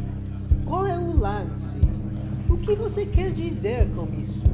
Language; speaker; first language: Portuguese; native; Portuguese